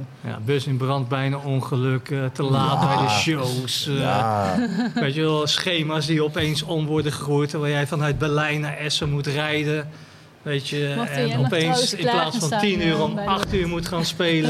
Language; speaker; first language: Dutch; native; Dutch